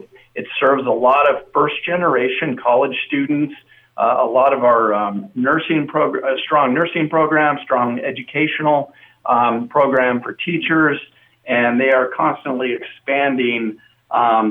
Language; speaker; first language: English; native; English